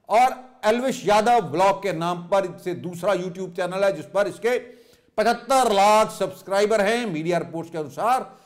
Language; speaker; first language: Hindi; native; Hindi